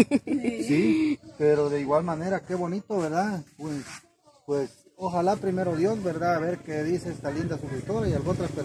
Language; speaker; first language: Spanish; native; Spanish